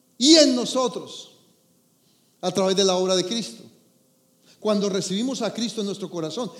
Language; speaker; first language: Spanish; native; Spanish